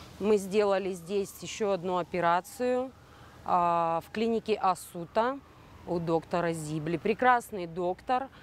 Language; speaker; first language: Russian; native; Russian